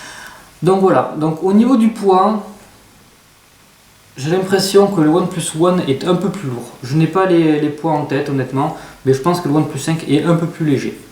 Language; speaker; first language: French; native; French